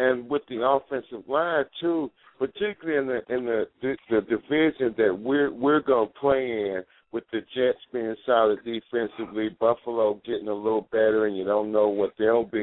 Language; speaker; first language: English; native; English